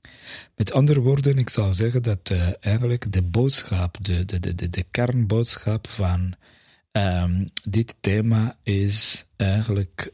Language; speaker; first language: Dutch; non-native, fluent; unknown